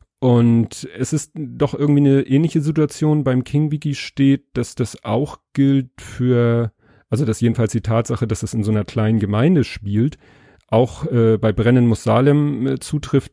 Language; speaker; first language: German; native; German